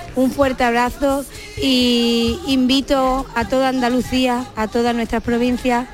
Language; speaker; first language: Spanish; native; Spanish